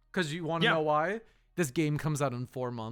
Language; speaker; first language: English; native; English